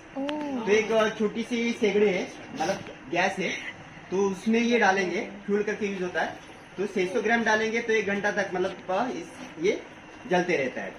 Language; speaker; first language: Hindi; non-native, local second language; Marathi